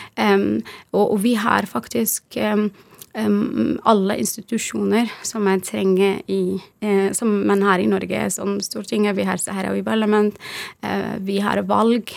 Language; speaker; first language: Norwegian; non-native, fluent; Arabic